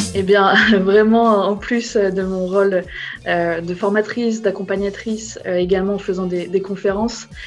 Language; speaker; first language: French; native; French